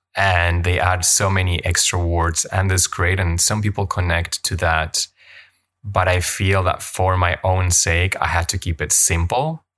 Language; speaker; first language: English; non-native, fluent; Spanish